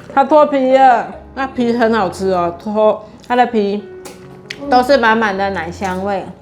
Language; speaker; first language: Chinese; native; Chinese